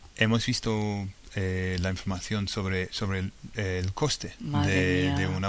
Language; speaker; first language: Spanish; non-native, fluent; English